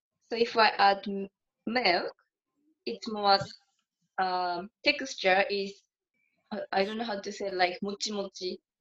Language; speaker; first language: English; non-native, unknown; Japanese